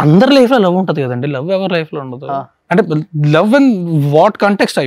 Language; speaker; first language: Telugu; native; Telugu